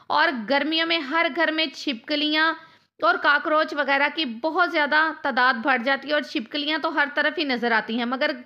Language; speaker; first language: Hindi; native; Hindi